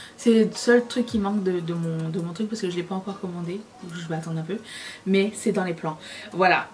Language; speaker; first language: French; native; French